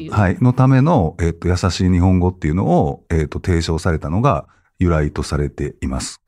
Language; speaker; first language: Japanese; native; Japanese